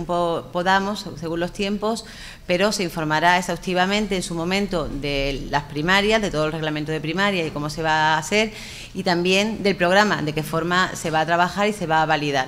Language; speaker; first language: Spanish; native; Spanish